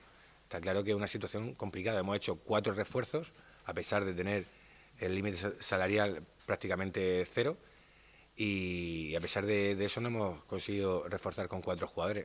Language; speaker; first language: Spanish; native; Spanish